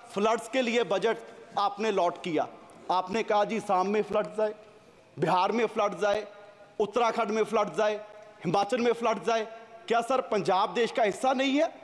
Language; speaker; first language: Hindi; native; Hindi